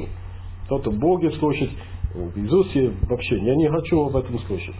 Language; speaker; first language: Russian; non-native, fluent; English